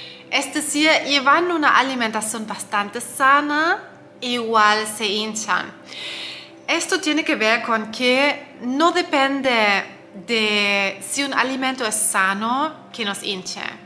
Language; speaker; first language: Spanish; non-native, fluent; German